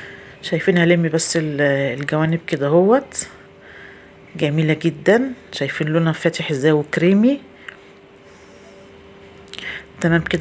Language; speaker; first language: Arabic; native; Arabic